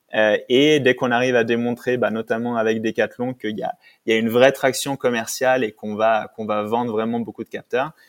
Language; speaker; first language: French; native; French